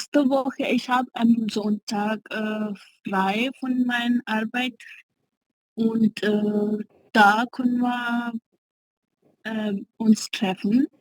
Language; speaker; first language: German; non-native, learner; Hindi